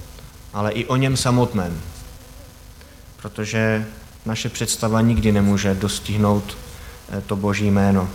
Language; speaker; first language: Czech; native; Czech